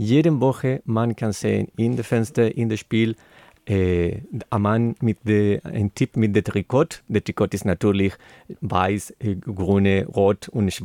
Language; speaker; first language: German; non-native, learner; Spanish